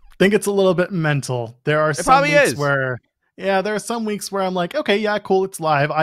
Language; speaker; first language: English; native; English